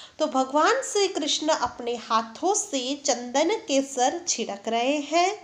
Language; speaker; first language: Hindi; non-native, local second language; Gujarati